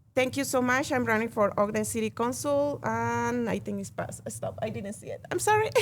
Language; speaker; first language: English; non-native, learner; Spanish